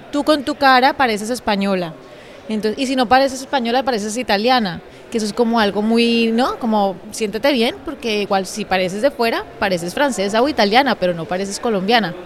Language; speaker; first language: Spanish; native; Spanish